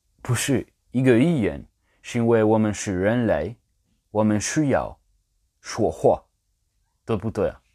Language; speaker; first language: Chinese; non-native, learner; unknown